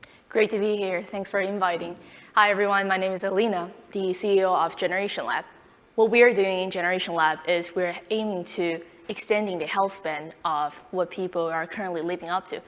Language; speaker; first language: English; non-native, fluent; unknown